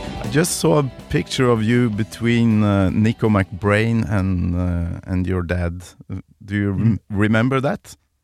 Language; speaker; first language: English; non-native, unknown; Norwegian